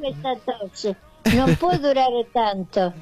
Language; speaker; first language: Italian; early bilingual, heritage; Spanish